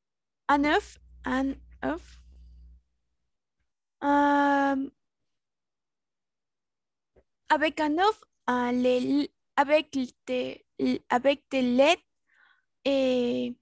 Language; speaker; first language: French; non-native, learner; Spanish